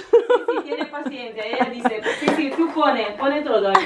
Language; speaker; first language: Spanish; non-native, fluent; Italian